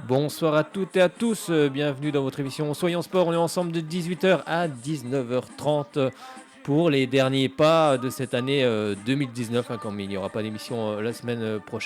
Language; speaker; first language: French; native; French